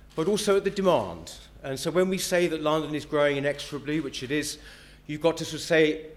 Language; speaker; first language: English; native; English